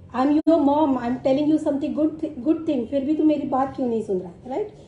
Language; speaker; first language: Hindi; non-native, local second language; Marathi